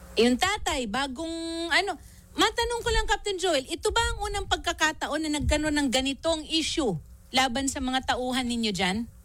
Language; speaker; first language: Filipino; native; Filipino